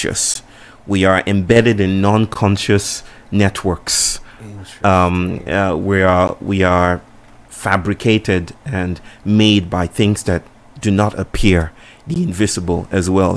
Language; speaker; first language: English; non-native, local second language; Yoruba